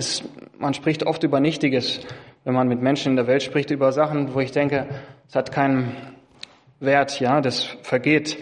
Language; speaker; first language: German; non-native, fluent; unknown